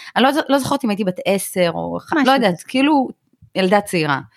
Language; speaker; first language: Hebrew; early bilingual, other home language; Russian